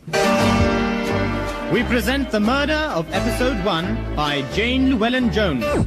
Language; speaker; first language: English; native; English